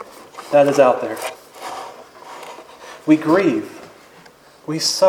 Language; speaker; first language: English; native; English